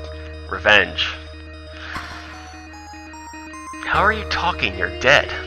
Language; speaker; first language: English; native; English